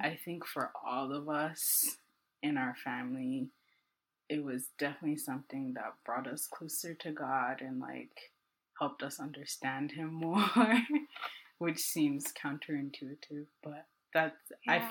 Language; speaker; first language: English; non-native, local second language; Akan